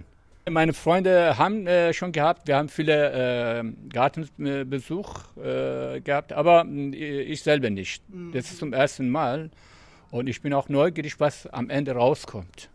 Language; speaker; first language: German; non-native, fluent; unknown